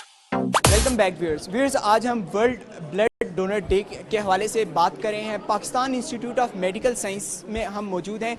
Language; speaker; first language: Urdu; native; Urdu